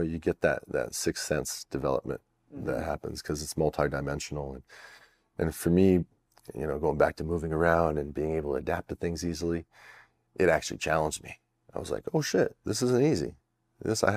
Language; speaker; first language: English; native; English